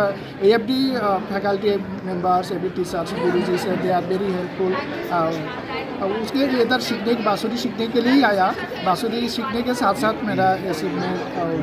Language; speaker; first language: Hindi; non-native, learner; Bangla